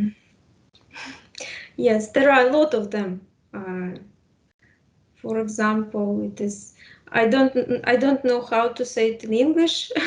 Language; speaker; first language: English; non-native, fluent; Russian